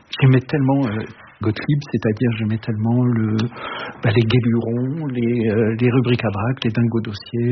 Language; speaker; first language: French; early bilingual, other home language; Arabic